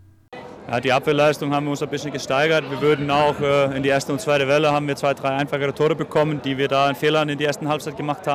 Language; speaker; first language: German; non-native, learner; Icelandic